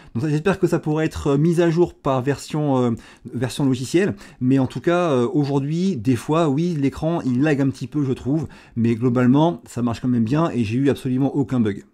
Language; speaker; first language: French; native; French